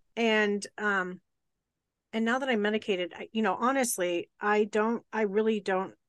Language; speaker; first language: English; native; English